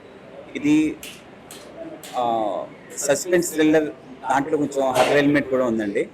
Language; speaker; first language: Telugu; native; Telugu